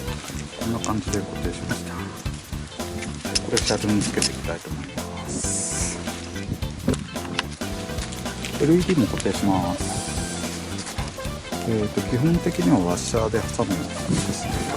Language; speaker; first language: Japanese; native; Japanese